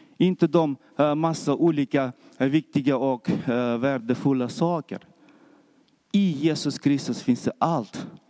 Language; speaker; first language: Swedish; non-native, fluent; Russian